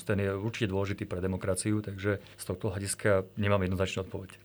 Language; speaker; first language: Slovak; native; Slovak